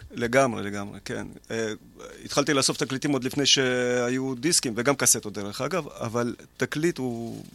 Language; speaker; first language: Hebrew; early bilingual, other home language; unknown